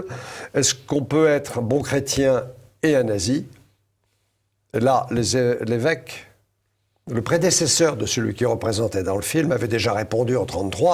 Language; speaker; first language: French; native; French